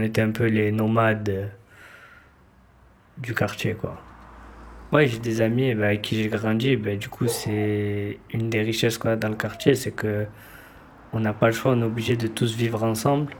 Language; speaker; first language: French; native; French